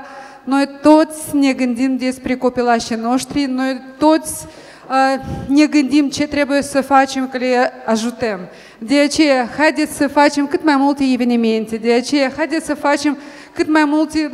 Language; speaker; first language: Romanian; non-native, fluent; Russian